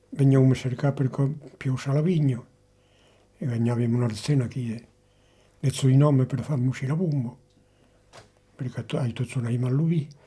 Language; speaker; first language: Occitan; native; Occitan